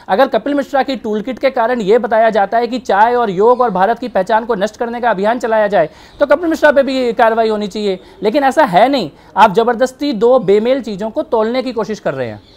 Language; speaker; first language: Hindi; native; Hindi